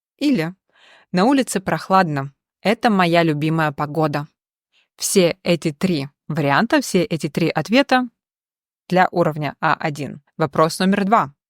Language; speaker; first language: Russian; native; Russian